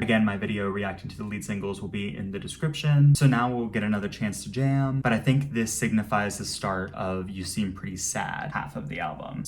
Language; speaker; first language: English; native; English